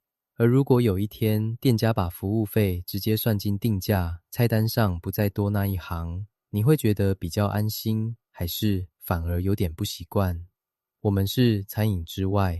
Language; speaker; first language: Chinese; native; Chinese